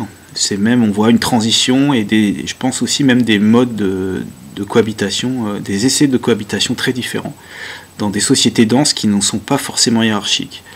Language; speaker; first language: French; native; French